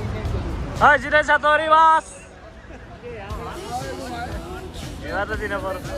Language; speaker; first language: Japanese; non-native, learner; Nepali